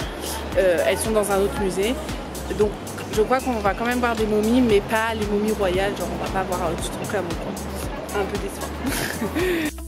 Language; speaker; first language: French; native; French